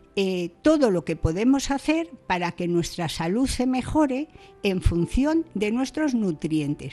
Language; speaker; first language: Spanish; native; Spanish